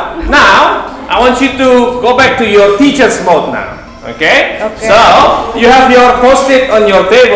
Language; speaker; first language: English; non-native, fluent; Indonesian